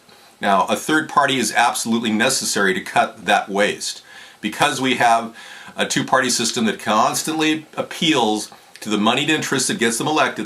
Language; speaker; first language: English; native; English